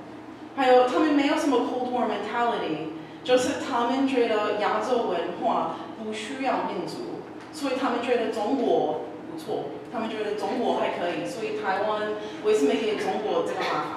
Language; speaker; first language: Chinese; non-native, learner; English